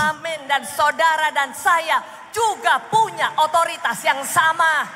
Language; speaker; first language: Indonesian; native; Indonesian